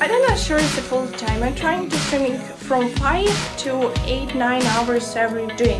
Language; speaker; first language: English; non-native, learner; Ukrainian